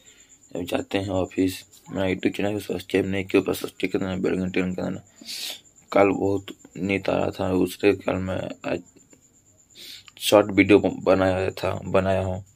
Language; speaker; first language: Hindi; non-native, local second language; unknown